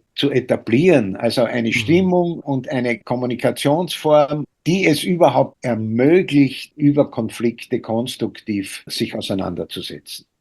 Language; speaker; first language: German; native; German